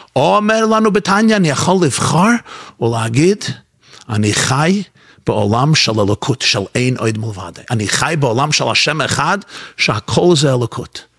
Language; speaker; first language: Hebrew; non-native, fluent; English